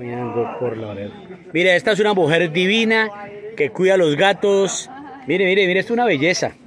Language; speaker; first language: Spanish; native; Spanish